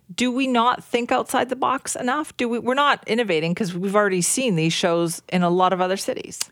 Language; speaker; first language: English; native; English